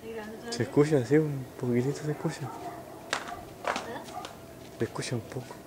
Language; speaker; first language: Spanish; native; Spanish